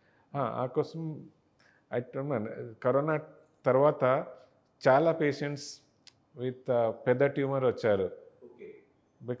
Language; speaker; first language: Telugu; non-native, learner; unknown